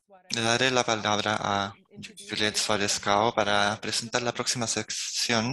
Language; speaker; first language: Spanish; non-native, fluent; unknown